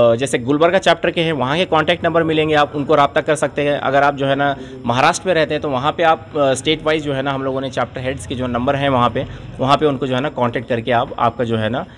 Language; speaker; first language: Hindi; non-native, local second language; Urdu